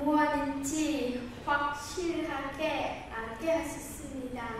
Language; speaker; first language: Korean; non-native, learner; Khmer